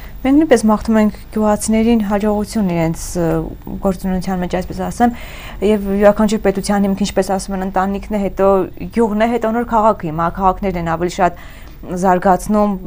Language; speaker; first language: Armenian; native; Armenian